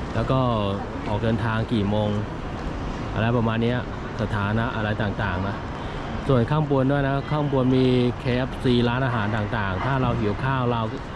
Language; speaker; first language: Thai; non-native, fluent; Chinese